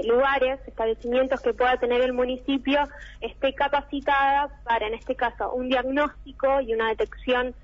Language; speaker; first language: Spanish; native; Spanish